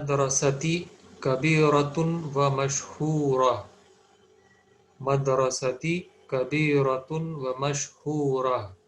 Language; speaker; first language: Arabic; non-native, fluent; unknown